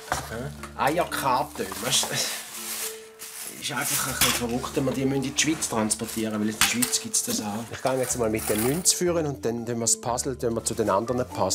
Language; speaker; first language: German; native; German